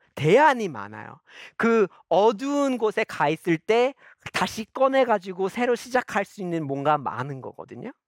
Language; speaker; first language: Korean; non-native, fluent; English